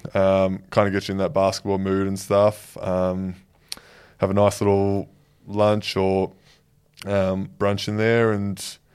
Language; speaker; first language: English; native; English